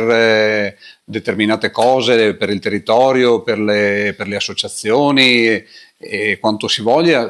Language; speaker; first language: Italian; native; Italian